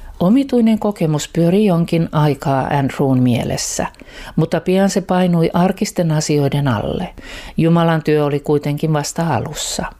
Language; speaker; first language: Finnish; native; Finnish